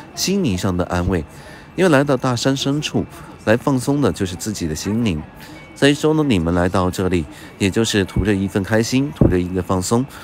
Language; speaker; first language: Chinese; native; Chinese